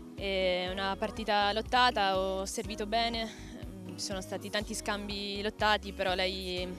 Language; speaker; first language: Italian; native; Italian